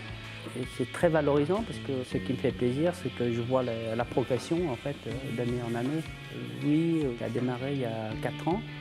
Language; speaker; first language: French; native; French